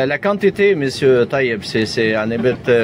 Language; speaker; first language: French; non-native, fluent; Arabic